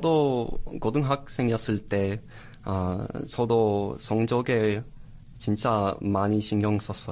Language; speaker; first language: Korean; non-native, learner; English